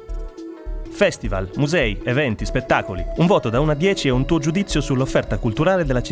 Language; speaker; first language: Italian; native; Italian